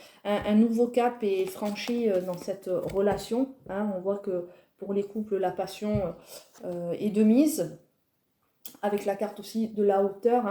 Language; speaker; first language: French; native; French